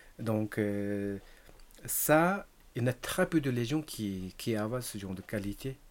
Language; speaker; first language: French; non-native, learner; Tibetan